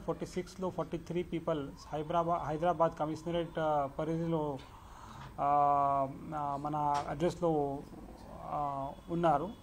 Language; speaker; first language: Telugu; non-native, local second language; Urdu